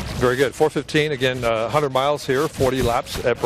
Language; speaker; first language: English; native; English